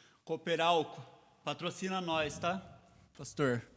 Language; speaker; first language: Portuguese; native; Portuguese